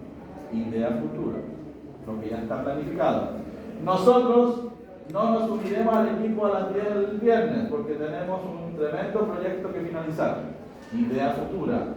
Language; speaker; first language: Spanish; native; Spanish